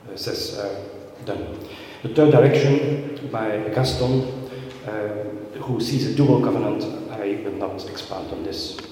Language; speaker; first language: English; non-native, fluent; Dutch